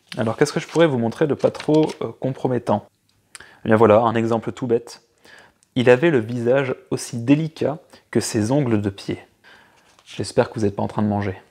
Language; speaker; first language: French; native; French